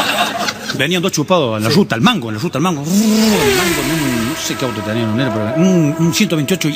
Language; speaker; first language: Spanish; native; Spanish